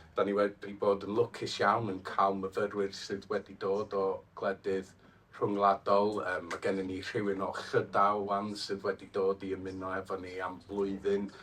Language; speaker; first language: Welsh; non-native, fluent; English